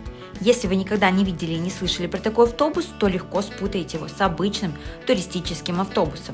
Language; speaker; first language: Russian; native; Russian